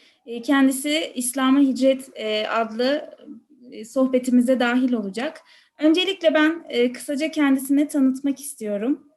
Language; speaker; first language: Turkish; native; Turkish